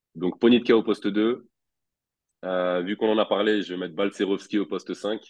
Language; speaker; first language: French; native; French